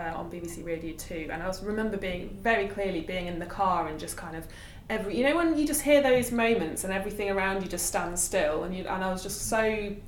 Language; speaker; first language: English; native; English